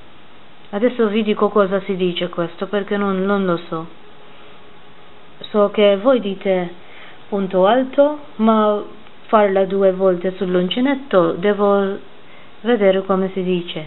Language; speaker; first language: Italian; non-native, fluent; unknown